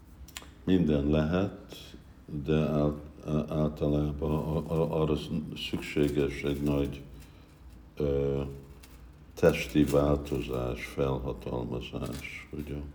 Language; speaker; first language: Hungarian; early bilingual, heritage; Hungarian